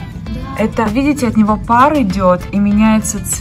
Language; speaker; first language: Russian; native; Russian